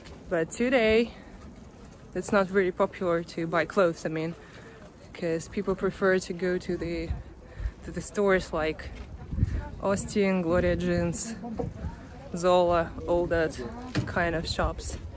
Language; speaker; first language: English; non-native, fluent; Russian